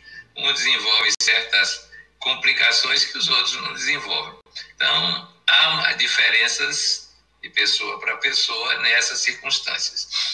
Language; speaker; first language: Portuguese; native; Portuguese